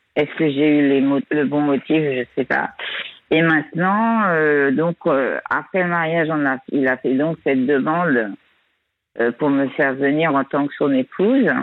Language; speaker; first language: French; native; French